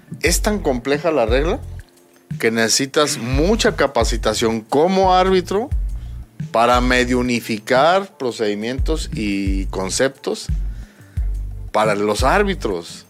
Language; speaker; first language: Spanish; native; Spanish